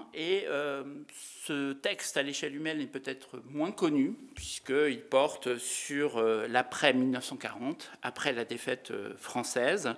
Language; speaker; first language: French; native; French